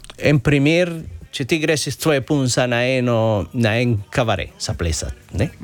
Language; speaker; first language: Slovenian; non-native, learner; Spanish